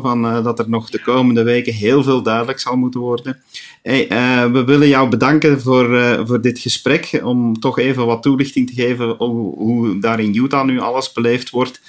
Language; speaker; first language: Dutch; native; Dutch